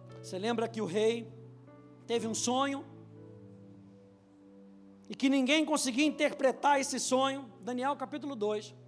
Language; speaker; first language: Portuguese; native; Portuguese